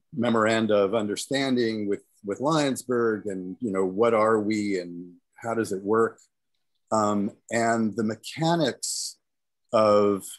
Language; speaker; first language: English; native; English